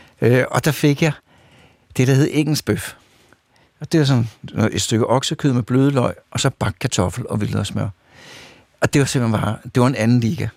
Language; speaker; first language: Danish; native; Danish